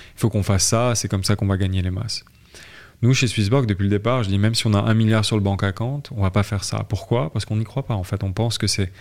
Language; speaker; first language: French; native; French